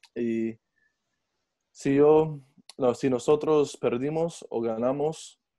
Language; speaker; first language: Spanish; non-native, learner; English